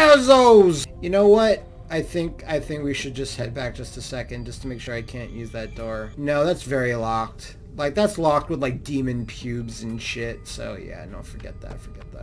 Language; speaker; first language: English; native; English